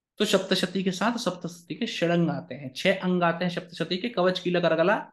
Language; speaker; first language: Hindi; native; Hindi